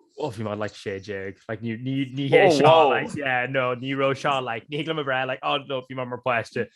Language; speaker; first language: Irish; native; Irish